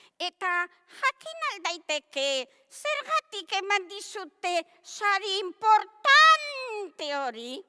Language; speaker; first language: Basque; non-native, local second language; Spanish